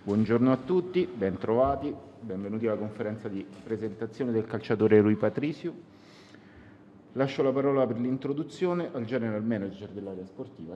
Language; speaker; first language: Italian; native; Italian